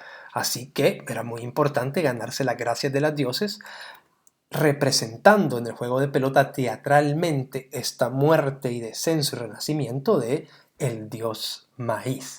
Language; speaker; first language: Spanish; native; Spanish